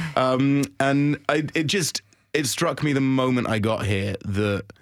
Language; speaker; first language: English; native; English